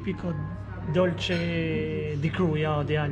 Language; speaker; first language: Italian; non-native, fluent; Albanian